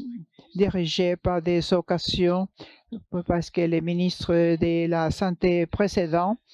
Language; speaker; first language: French; non-native, learner; English